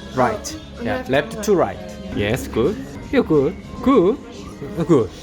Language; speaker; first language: English; non-native, learner; Korean